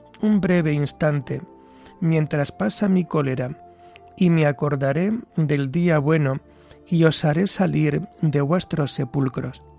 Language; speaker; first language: Spanish; native; Spanish